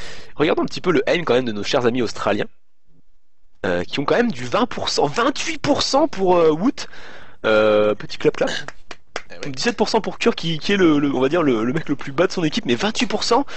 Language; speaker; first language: French; native; French